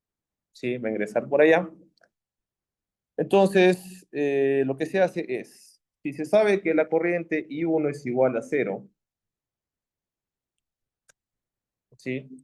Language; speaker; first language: Spanish; native; Spanish